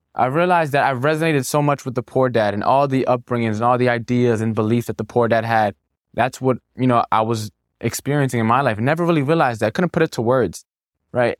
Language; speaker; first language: English; native; English